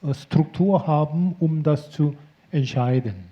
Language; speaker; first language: German; non-native, fluent; Korean